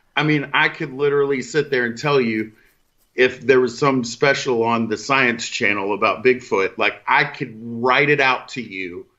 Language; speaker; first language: English; native; English